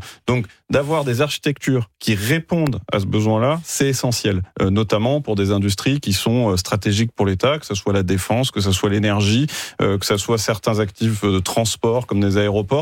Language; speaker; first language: French; native; French